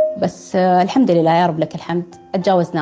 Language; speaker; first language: Arabic; native; Arabic